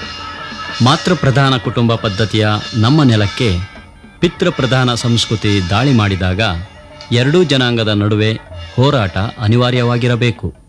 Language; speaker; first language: Kannada; native; Kannada